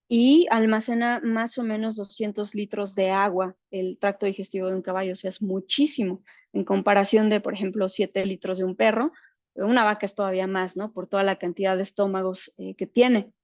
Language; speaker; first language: Spanish; native; Spanish